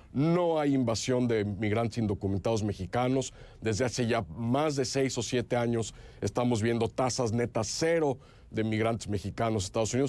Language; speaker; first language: Spanish; native; Spanish